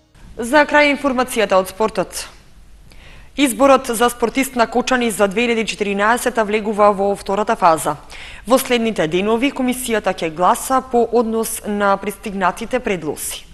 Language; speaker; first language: Macedonian; native; Macedonian